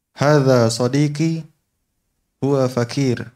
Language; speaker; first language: Arabic; non-native, learner; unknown